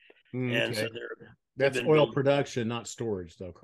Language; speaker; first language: English; native; English